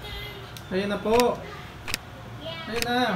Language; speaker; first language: Filipino; native; Filipino